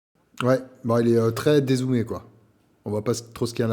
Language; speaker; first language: French; native; French